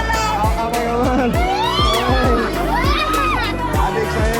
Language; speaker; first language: Indonesian; non-native, learner; Danish